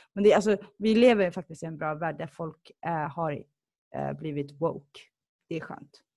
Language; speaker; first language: Swedish; early bilingual, other home language; Somali